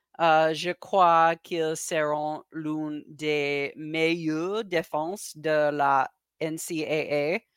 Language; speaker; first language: French; non-native, learner; English